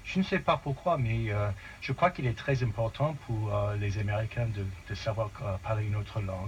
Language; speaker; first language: French; non-native, fluent; English